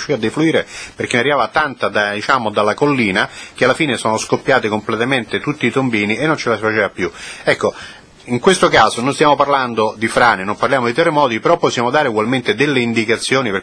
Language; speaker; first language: Italian; native; Italian